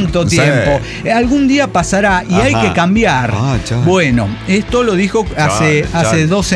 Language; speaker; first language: Spanish; native; Spanish